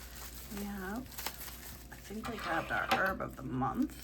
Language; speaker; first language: English; native; English